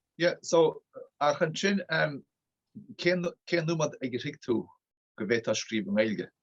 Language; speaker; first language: Irish; native; Irish